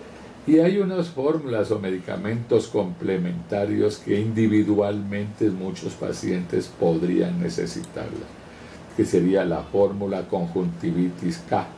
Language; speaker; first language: Spanish; native; Spanish